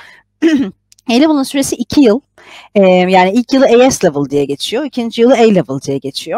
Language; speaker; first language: Turkish; native; Turkish